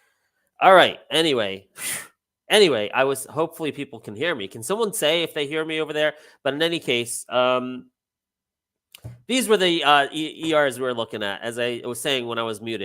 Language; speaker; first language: English; native; English